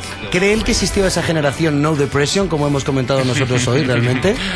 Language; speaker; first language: Spanish; native; Spanish